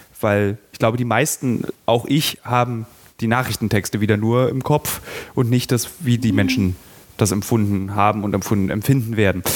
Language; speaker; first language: German; native; German